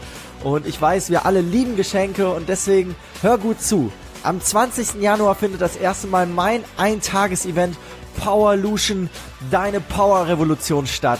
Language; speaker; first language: German; native; German